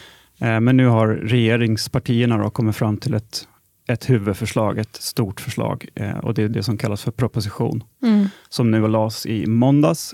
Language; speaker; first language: Swedish; native; Swedish